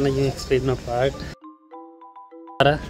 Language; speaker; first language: Filipino; non-native, learner; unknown